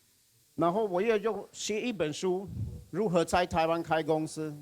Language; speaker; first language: Chinese; non-native, fluent; Swedish